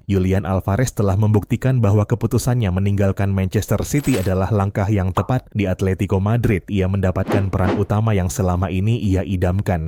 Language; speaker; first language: Indonesian; native; Indonesian